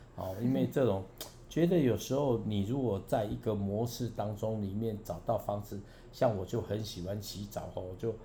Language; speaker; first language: Chinese; non-native, local second language; Min Nan Chinese